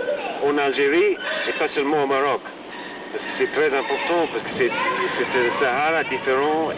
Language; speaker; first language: French; non-native, fluent; English